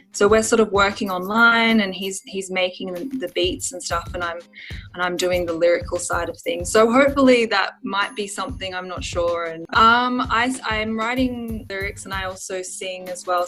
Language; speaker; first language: English; native; English